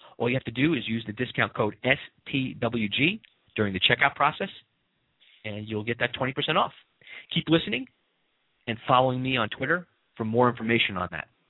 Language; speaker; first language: English; native; English